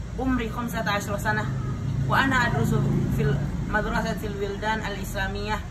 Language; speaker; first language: Arabic; non-native, learner; Indonesian